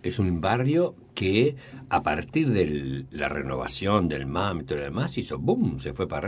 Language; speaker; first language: Spanish; native; Spanish